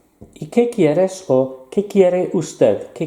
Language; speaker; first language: Spanish; non-native, fluent; English